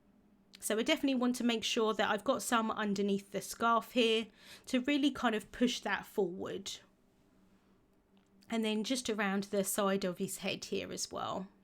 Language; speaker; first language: English; native; English